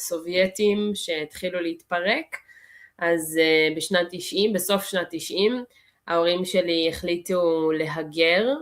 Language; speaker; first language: Hebrew; early bilingual, other home language; Russian